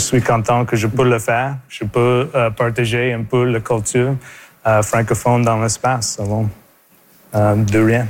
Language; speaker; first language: French; non-native, local second language; English